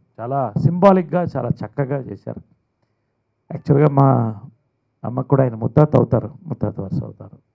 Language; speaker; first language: Telugu; native; Telugu